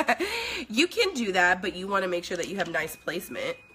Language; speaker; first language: English; non-native, fluent; Swedish